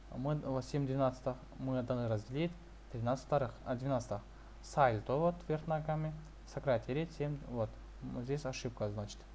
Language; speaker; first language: Russian; non-native, local second language; Kazakh